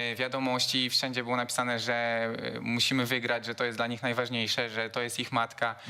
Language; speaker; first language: Polish; native; Polish